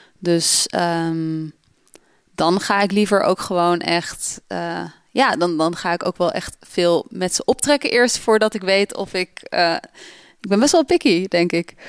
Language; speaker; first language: Dutch; native; Dutch